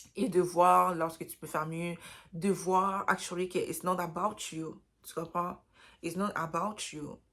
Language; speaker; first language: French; native; French